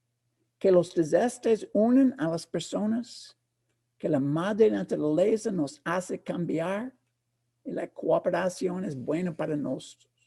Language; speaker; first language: Spanish; non-native, fluent; English